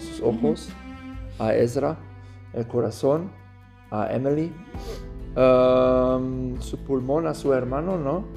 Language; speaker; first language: Spanish; non-native, learner; German